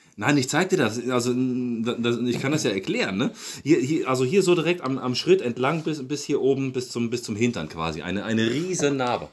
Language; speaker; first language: German; native; German